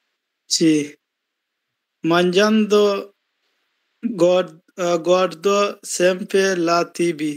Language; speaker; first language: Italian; non-native, learner; Bangla